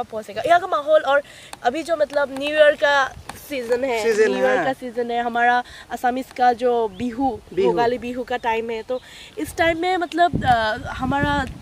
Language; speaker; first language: Hindi; non-native, local second language; Assamese